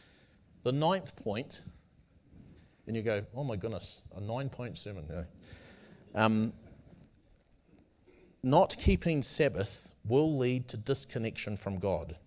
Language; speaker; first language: English; native; English